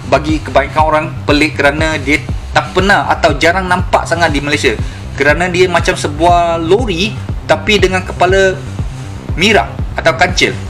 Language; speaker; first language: Malay; non-native, local second language; Min Nan Chinese